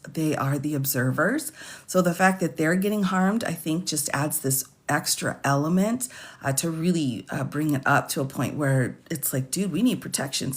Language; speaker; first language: English; native; English